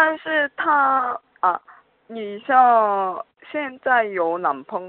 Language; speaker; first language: Chinese; non-native, learner; Korean